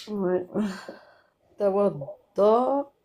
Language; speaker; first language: French; native; French